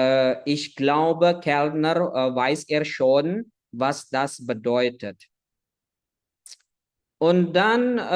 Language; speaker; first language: German; non-native, fluent; Indonesian